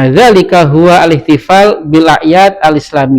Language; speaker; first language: Arabic; non-native, learner; Indonesian